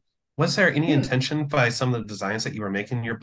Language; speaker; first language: English; native; English